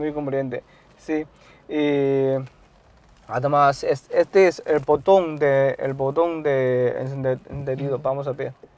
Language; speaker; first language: Spanish; non-native, learner; Chinese